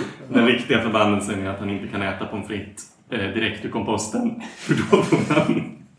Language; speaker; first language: Swedish; native; Swedish